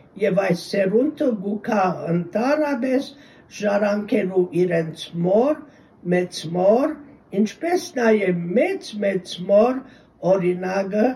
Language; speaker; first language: Armenian; early bilingual, heritage; Armenian